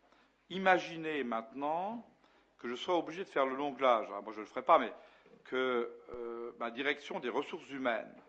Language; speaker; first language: French; native; French